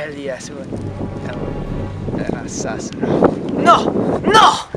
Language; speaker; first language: Spanish; non-native, learner; English